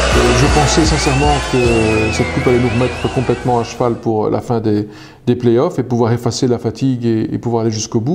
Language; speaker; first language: French; native; French